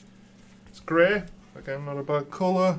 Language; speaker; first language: English; native; English